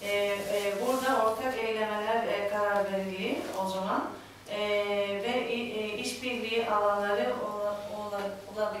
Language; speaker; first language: Turkish; non-native, learner; Greek